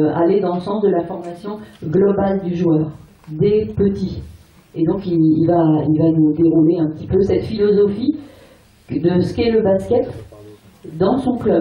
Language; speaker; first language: French; native; French